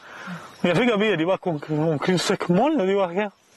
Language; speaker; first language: Danish; non-native, fluent; Spanish